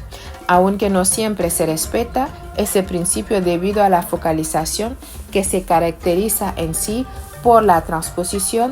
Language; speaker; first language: Spanish; non-native, fluent; Wolof